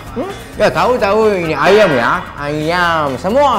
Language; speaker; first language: Indonesian; non-native, learner; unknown